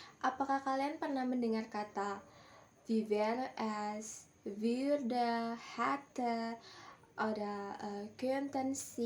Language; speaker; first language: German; non-native, learner; Indonesian